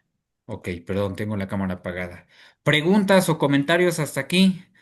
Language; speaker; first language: Spanish; native; Spanish